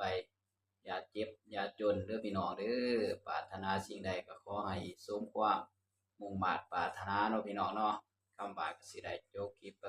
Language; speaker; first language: Thai; non-native, local second language; Lao